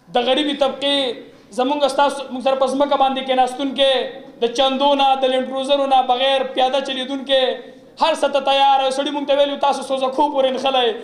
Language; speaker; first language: Pashto; non-native, local second language; Gujari